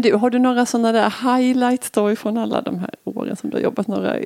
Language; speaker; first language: Swedish; native; Swedish